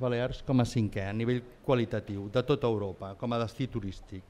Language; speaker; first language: Catalan; native; Catalan